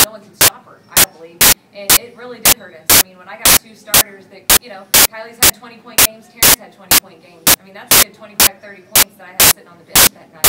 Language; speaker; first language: English; native; English